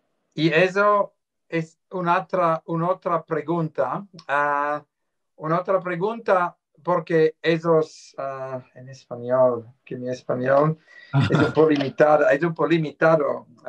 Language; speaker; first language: Spanish; non-native, fluent; Swiss German